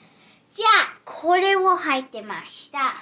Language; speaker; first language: Japanese; early bilingual, heritage; Japanese